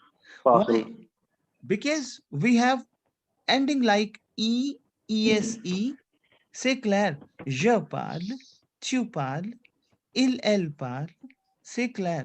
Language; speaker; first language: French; non-native, fluent; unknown